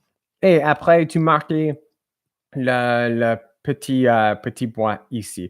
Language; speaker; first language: French; non-native, learner; English